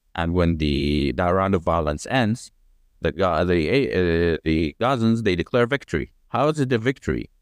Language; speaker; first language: English; non-native, fluent; Arabic